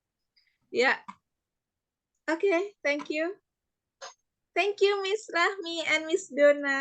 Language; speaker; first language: English; non-native, fluent; Indonesian